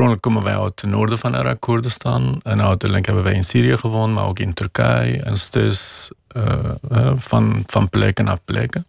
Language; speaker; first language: Dutch; non-native, fluent; Kurdish